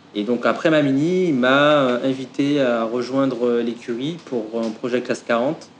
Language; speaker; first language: French; native; French